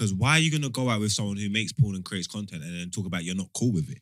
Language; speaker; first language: English; native; English